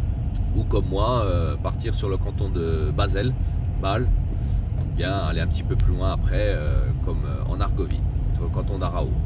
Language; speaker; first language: French; native; French